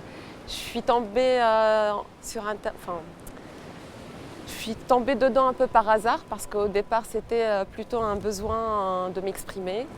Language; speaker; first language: French; non-native, local second language; Arabic